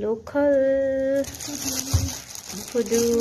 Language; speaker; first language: Korean; non-native, learner; Nepali